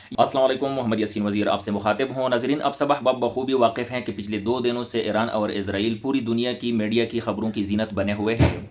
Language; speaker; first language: Urdu; non-native, local second language; Pashto